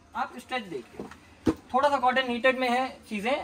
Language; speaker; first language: Hindi; native; Hindi